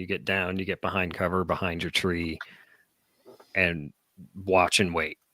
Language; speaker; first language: English; native; English